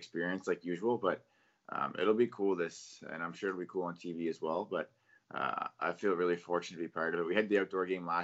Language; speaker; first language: English; native; English